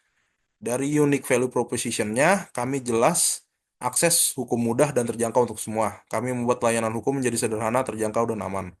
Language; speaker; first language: Indonesian; native; Indonesian